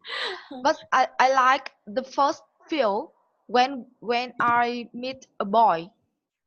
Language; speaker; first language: English; non-native, learner; Vietnamese